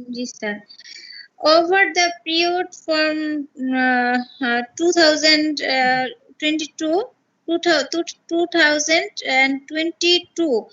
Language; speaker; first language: English; non-native, local second language; Bangla